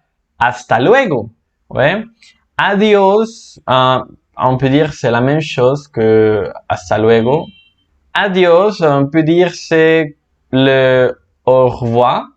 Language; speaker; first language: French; non-native, fluent; Spanish